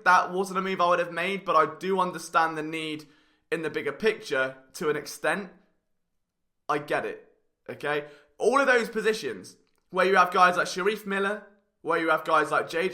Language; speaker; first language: English; native; English